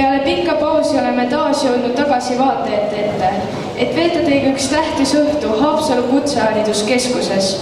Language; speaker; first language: Estonian; native; Estonian